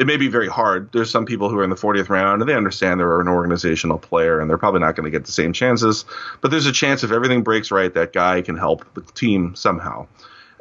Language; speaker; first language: English; native; English